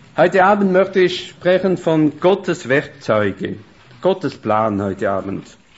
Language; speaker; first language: German; non-native, fluent; French